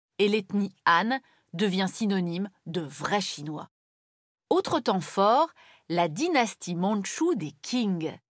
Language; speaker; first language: French; native; French